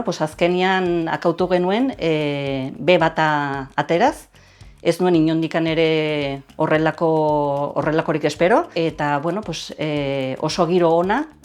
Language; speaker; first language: Basque; native; Basque